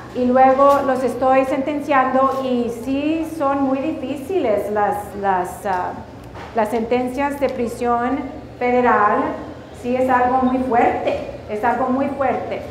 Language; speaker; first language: Spanish; early bilingual, heritage; Spanish